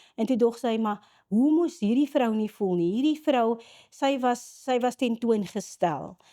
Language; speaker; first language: Afrikaans; native; Afrikaans